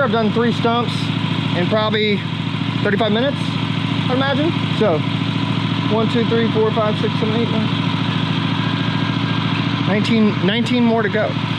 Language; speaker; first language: English; native; English